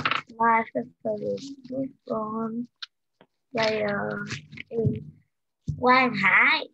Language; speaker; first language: English; non-native, learner; Vietnamese